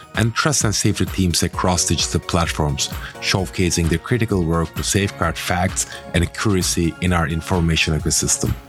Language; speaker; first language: English; non-native, fluent; Turkish